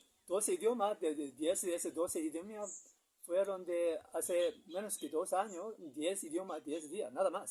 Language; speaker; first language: Spanish; non-native, learner; Korean